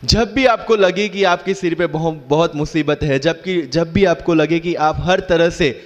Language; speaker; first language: Hindi; non-native, local second language; Gujarati